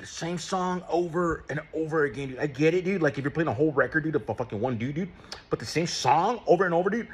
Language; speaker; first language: English; native; English